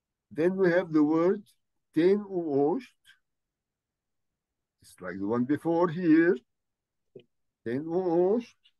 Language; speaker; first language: English; non-native, fluent; Arabic